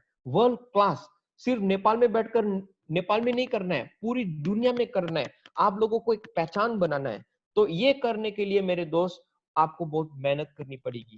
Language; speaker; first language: Hindi; native; Hindi